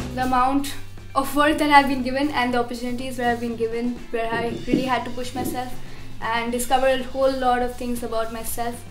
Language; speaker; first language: English; non-native, local second language; Bangla